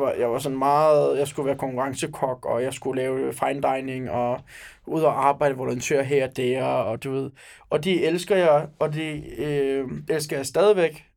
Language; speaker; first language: Danish; early bilingual, other home language; Turkish